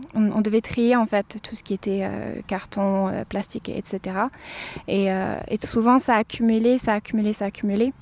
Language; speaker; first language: French; native; French